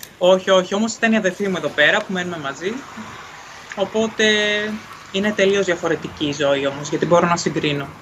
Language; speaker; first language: Greek; native; Greek